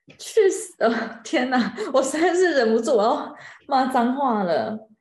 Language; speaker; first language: Chinese; native; Chinese